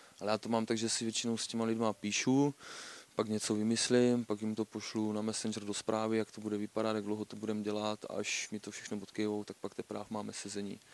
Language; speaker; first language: Czech; native; Czech